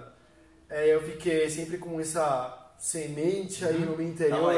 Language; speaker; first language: Portuguese; non-native, fluent; Spanish